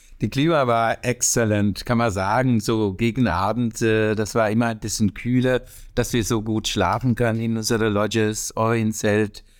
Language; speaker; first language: German; non-native, learner; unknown